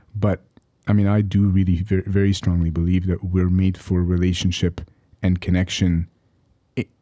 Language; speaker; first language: English; early bilingual, other home language; Arabic